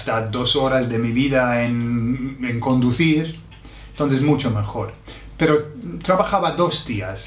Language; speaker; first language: Spanish; non-native, fluent; English